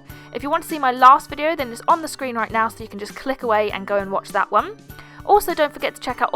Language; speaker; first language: English; native; English